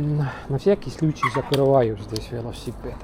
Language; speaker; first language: Russian; non-native, local second language; Estonian